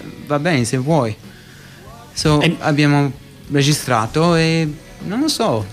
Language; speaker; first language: Italian; non-native, learner; English